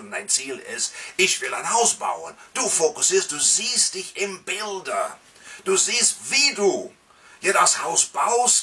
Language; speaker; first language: German; non-native, fluent; English